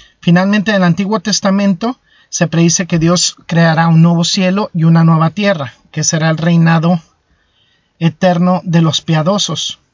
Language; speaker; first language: Spanish; native; Spanish